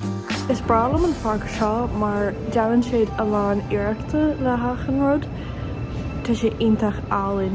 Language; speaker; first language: Irish; non-native, local second language; English